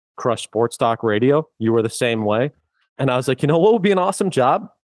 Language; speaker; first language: English; native; English